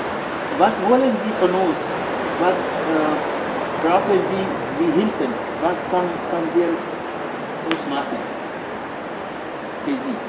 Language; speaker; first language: German; non-native, learner; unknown